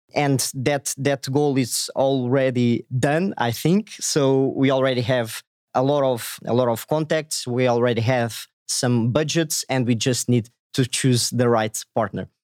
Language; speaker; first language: English; non-native, fluent; Portuguese